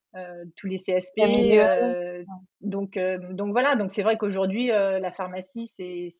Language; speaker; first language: French; native; French